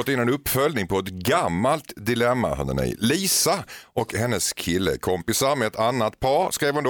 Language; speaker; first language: Swedish; native; Swedish